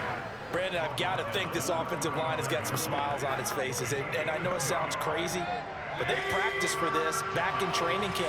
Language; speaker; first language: English; native; English